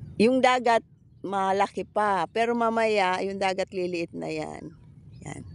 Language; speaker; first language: Filipino; non-native, local second language; Waray